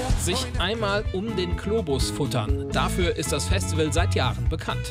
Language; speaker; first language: German; native; German